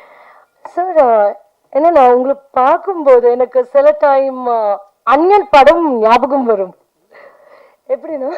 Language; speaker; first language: Tamil; non-native, learner; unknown